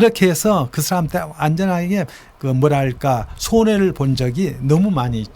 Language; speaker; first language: Korean; native; Korean